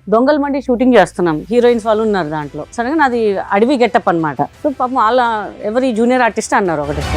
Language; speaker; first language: Telugu; non-native, local second language; Hindi